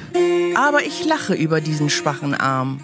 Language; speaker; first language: German; native; German